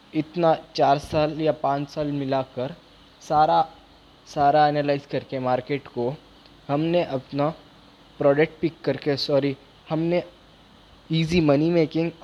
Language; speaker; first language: Hindi; non-native, local second language; Urdu